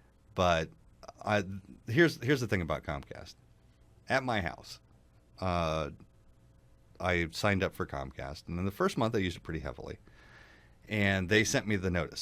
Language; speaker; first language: English; native; English